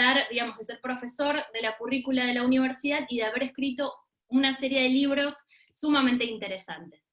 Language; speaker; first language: Spanish; native; Spanish